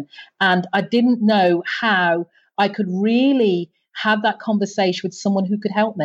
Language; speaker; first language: English; native; English